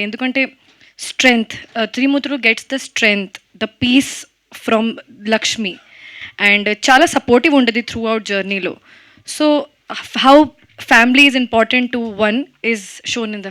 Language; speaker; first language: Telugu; non-native, fluent; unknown